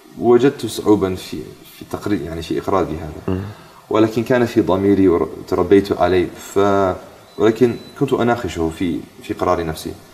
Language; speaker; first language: Arabic; non-native, fluent; English